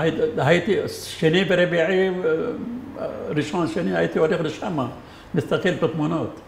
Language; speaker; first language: Hebrew; non-native, fluent; Arabic